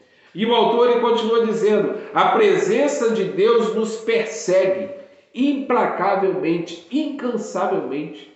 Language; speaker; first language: Portuguese; native; Portuguese